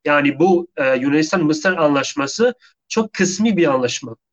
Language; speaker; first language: Turkish; non-native, fluent; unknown